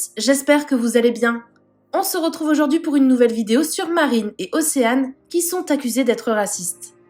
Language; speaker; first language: French; native; French